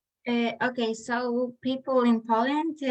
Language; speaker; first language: English; non-native, learner; Polish